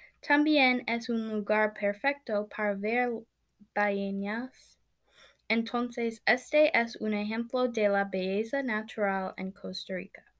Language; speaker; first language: Spanish; non-native, learner; English